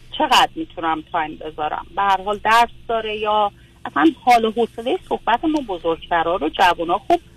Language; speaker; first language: Persian; native; Persian